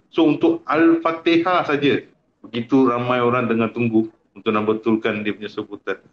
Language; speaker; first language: Malay; non-native, local second language; Tamil